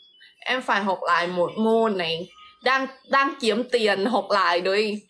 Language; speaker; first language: Vietnamese; non-native, fluent; Lao